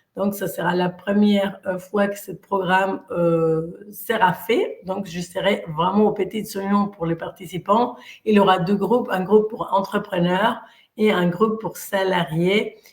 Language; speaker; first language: French; non-native, fluent; Spanish